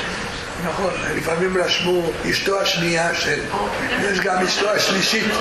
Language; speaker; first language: Hebrew; non-native, fluent; Spanish